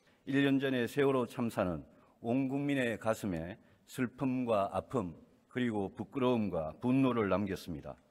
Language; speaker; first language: Korean; native; Korean